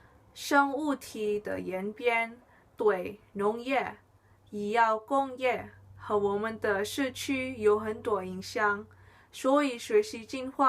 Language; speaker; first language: Chinese; non-native, learner; English